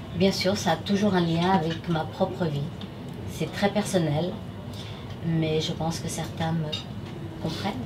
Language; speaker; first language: French; non-native, fluent; Portuguese